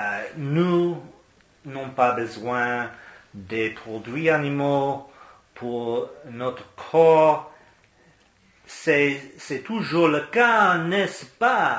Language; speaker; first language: French; non-native, learner; English